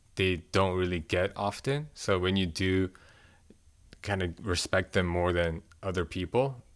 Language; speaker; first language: English; early bilingual, other home language; Korean